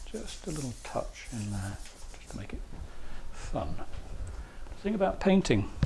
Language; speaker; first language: English; native; English